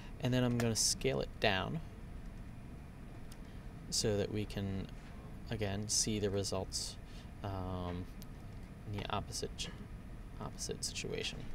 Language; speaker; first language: English; native; English